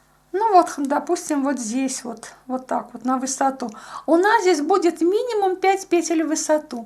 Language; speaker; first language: Russian; native; Russian